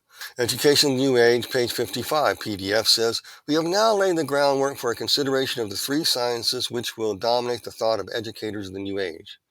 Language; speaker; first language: English; native; English